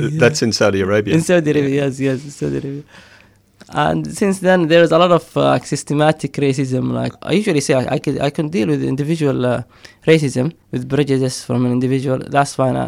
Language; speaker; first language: English; non-native, fluent; Somali